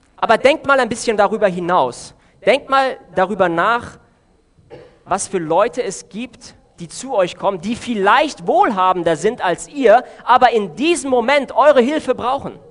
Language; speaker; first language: German; early bilingual, other home language; Romanian